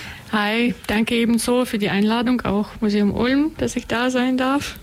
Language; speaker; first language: German; non-native, fluent; Russian